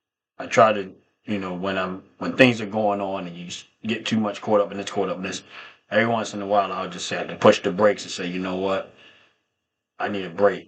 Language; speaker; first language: English; native; English